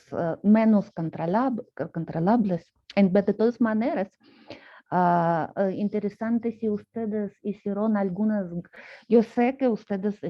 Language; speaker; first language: Spanish; non-native, fluent; Russian